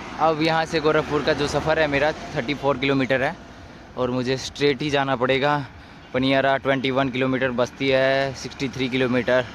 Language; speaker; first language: Hindi; native; Hindi